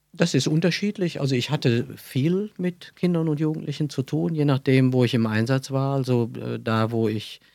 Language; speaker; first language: German; native; German